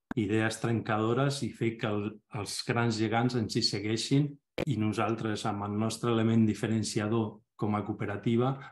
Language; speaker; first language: Catalan; non-native, local second language; Spanish